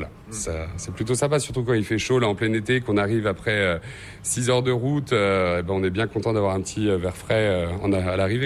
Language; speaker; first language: French; native; French